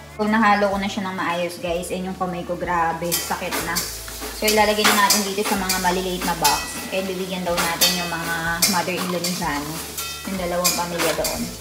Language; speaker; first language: Filipino; native; Filipino